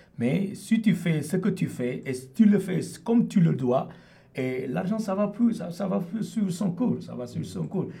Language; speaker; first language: French; non-native, local second language; Wolof